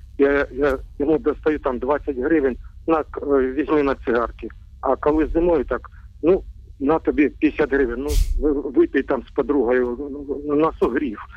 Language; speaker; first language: Ukrainian; native; Ukrainian